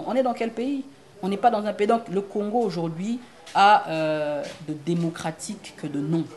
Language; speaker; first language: French; non-native, local second language; Lingala